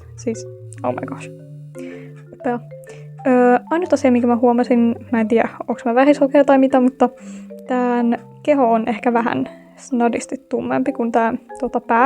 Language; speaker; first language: Finnish; native; Finnish